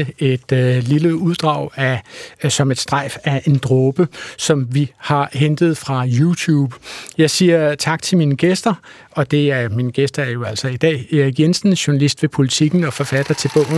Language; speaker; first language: Danish; native; Danish